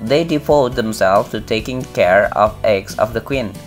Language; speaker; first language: English; non-native, fluent; Indonesian